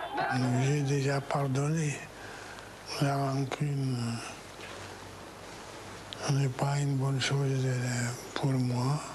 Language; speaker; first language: French; non-native, local second language; Arabic